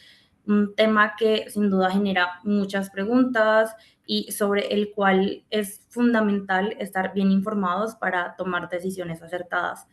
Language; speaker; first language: Spanish; native; Spanish